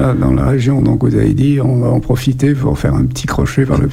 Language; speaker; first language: French; native; French